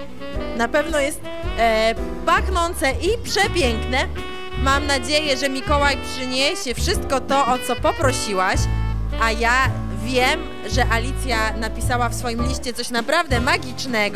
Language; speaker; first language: Polish; native; Polish